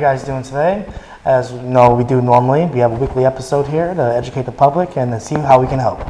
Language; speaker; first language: English; native; English